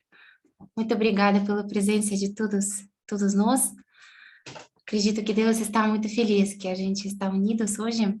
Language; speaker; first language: Portuguese; non-native, fluent; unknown